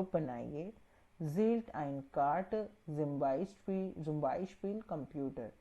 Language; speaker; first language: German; non-native, learner; Hindi